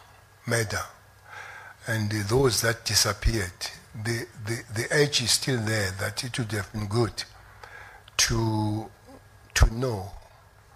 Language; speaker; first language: English; non-native, local second language; Zulu